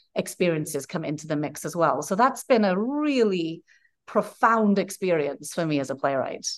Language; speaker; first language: English; native; English